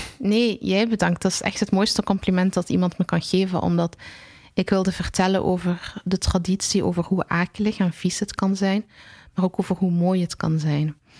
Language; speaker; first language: Dutch; early bilingual, other home language; Arabic